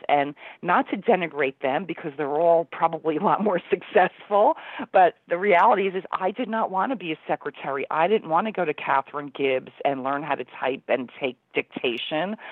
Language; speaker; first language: English; native; English